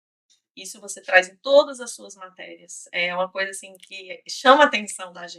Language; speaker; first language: Portuguese; native; Portuguese